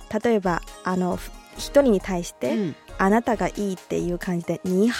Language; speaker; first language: Japanese; non-native, fluent; Chinese